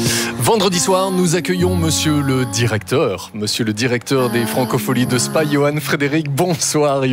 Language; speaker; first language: French; native; French